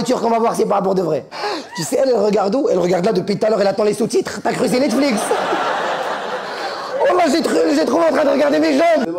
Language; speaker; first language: French; native; French